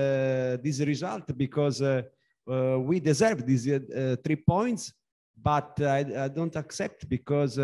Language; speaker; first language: English; non-native, learner; Italian